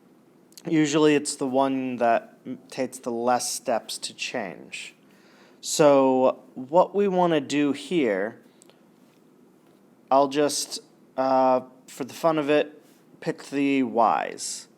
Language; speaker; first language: English; native; English